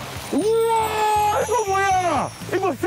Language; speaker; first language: Korean; non-native, fluent; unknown